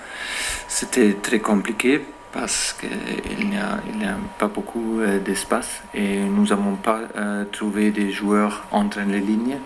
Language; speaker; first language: French; non-native, fluent; German